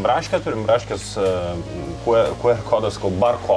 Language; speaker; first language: Lithuanian; native; Lithuanian